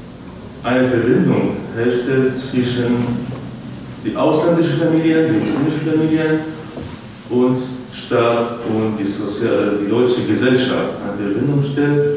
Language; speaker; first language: German; non-native, fluent; Arabic